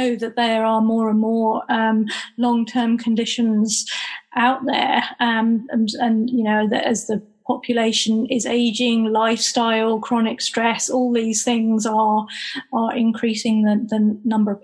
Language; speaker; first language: English; native; English